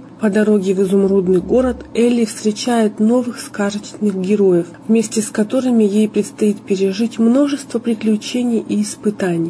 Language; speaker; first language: Russian; native; Russian